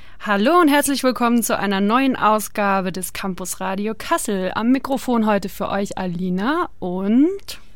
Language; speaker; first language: German; native; German